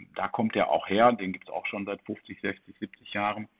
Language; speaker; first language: German; early bilingual, heritage; Dutch